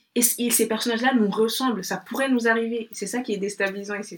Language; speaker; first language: French; non-native, local second language; Bambara